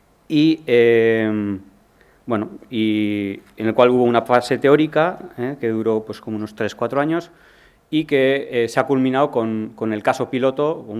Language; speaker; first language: Spanish; native; Spanish